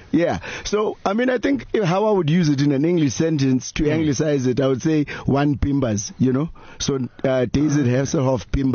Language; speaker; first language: English; non-native, local second language; Zulu